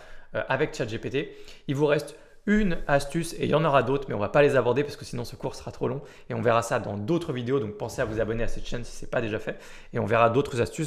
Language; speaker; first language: French; native; French